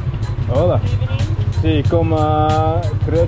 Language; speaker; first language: Portuguese; non-native, learner; Dutch